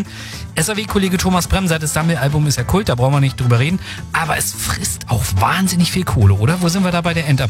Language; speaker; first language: German; native; German